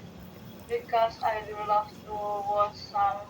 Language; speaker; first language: English; non-native, learner; Indonesian